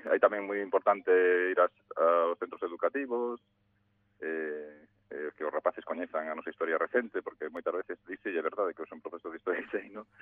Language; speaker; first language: Galician; native; Galician